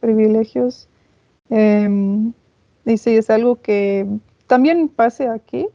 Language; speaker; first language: Spanish; non-native, fluent; English